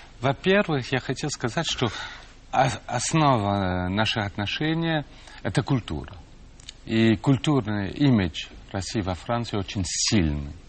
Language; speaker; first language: Russian; non-native, fluent; French